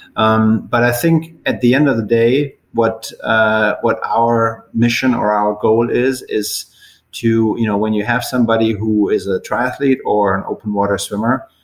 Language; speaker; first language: English; non-native, fluent; German